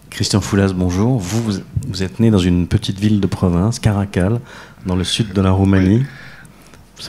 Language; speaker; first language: French; native; French